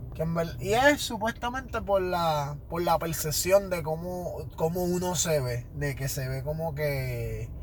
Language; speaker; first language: Spanish; native; Spanish